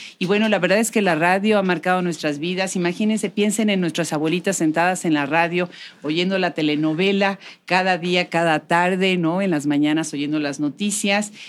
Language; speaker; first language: Spanish; native; Spanish